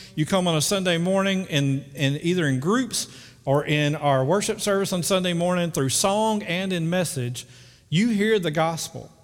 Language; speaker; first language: English; native; English